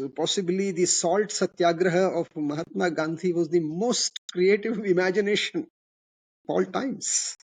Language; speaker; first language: English; non-native, local second language; Kannada